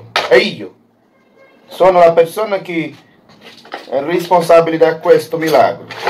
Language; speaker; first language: Italian; non-native, learner; Portuguese